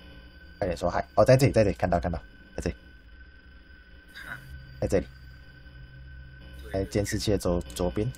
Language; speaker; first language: Chinese; native; Chinese